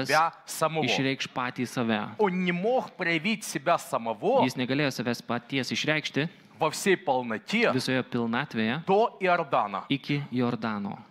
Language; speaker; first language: Lithuanian; native; Lithuanian